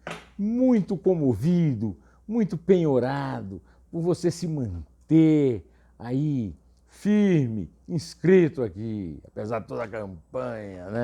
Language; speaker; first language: Portuguese; native; Portuguese